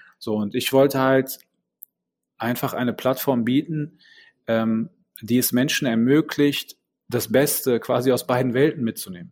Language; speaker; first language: German; early bilingual, other home language; Bosnian